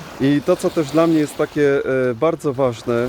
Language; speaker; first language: Polish; native; Polish